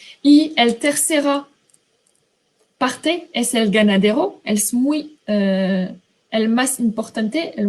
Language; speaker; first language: Spanish; non-native, fluent; French